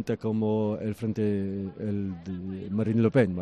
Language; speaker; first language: Spanish; early bilingual, heritage; French